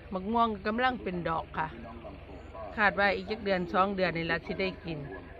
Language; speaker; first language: Thai; native; Thai